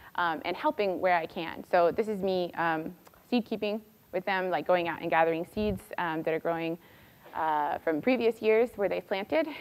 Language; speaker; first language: English; native; English